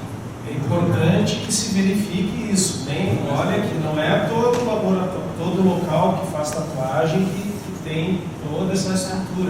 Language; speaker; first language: Portuguese; native; Portuguese